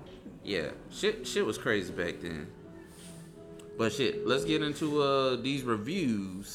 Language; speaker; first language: English; native; English